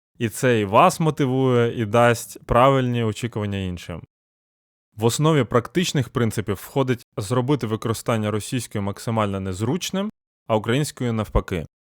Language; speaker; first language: Ukrainian; non-native, local second language; Russian